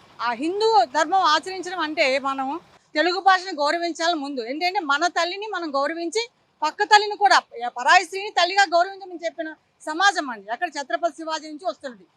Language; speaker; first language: Telugu; native; Telugu